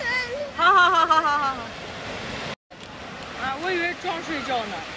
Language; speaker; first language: Chinese; native; Chinese